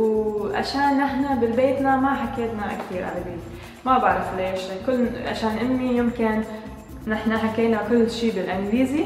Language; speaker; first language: Arabic; non-native, learner; English